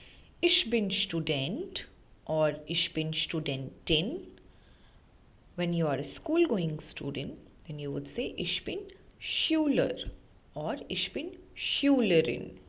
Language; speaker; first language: German; non-native, fluent; Hindi